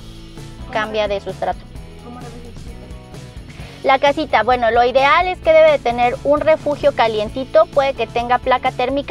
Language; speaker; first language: Spanish; native; Spanish